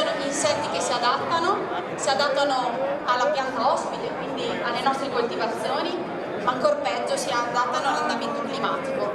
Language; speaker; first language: Italian; native; Italian